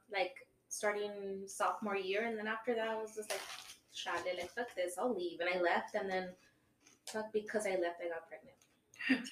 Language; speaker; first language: English; early bilingual, other home language; Spanish